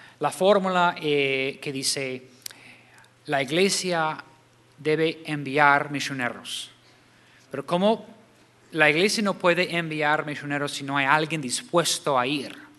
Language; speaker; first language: Spanish; non-native, fluent; English